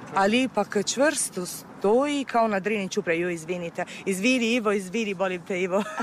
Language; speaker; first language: Serbian; non-native, fluent; Italian